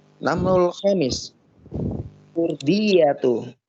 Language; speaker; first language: Arabic; non-native, fluent; Indonesian